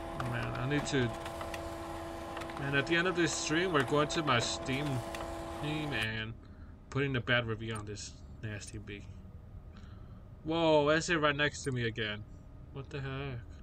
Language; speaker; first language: English; early bilingual, other home language; Spanish